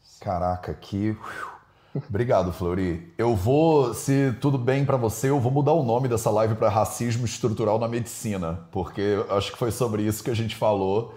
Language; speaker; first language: Portuguese; native; Portuguese